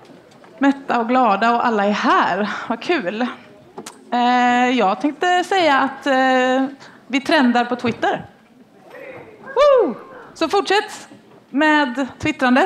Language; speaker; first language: Swedish; native; Swedish